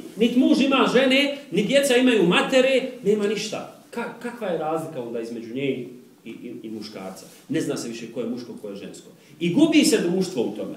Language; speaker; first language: Serbian; native; Serbian